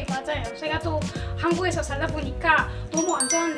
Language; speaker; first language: Korean; non-native, learner; Arabic